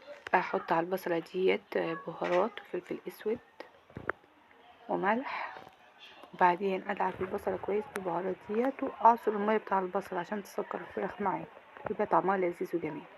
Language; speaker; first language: Arabic; native; Arabic